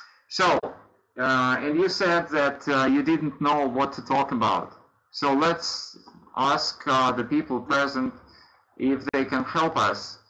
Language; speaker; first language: English; non-native, fluent; Russian